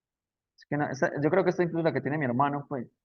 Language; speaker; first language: Spanish; native; Spanish